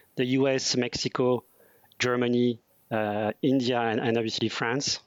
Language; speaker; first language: English; non-native, fluent; French